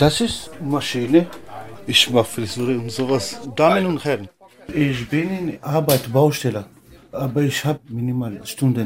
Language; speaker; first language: German; non-native, learner; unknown